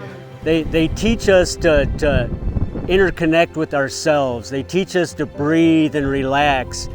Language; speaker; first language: English; native; English